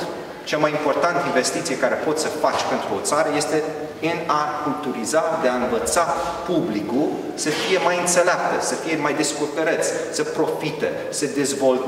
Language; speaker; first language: Romanian; early bilingual, heritage; Romanian